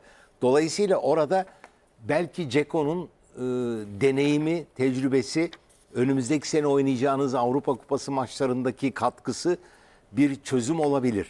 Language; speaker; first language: Turkish; native; Turkish